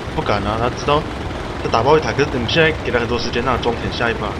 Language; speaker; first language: Chinese; native; Chinese